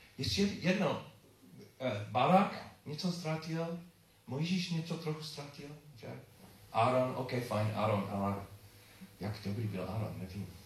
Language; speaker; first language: Czech; non-native, learner; English